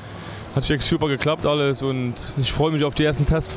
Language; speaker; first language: German; native; German